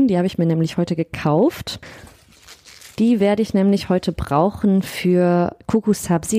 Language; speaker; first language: German; native; German